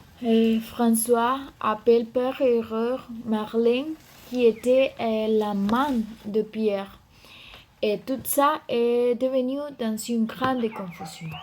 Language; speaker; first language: French; non-native, learner; Spanish